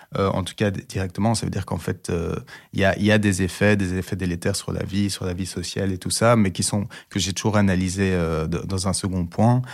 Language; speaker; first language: French; native; French